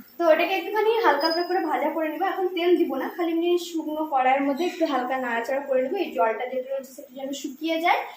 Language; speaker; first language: Bangla; non-native, local second language; Santali